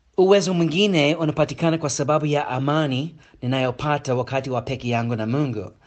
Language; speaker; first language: Swahili; non-native, fluent; English